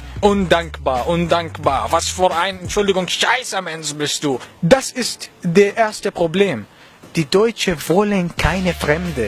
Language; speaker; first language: German; non-native, learner; Arabic